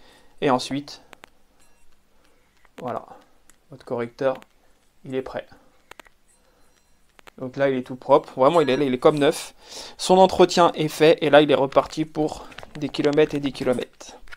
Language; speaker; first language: French; native; French